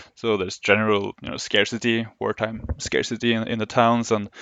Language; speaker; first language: English; non-native, fluent; Norwegian